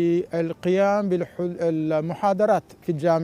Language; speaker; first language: Arabic; non-native, fluent; Japanese